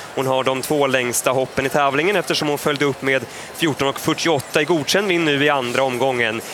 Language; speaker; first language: Swedish; native; Swedish